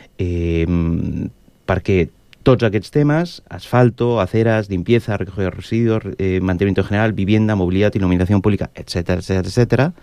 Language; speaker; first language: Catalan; non-native, local second language; Spanish